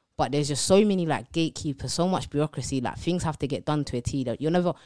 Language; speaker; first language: English; native; English